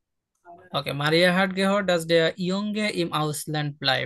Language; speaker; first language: German; non-native, local second language; Bangla